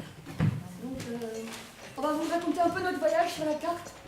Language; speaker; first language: French; native; French